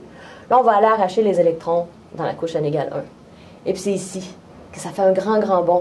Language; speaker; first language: French; native; French